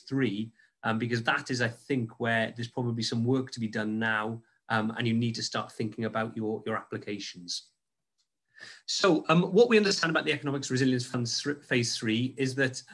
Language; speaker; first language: English; native; English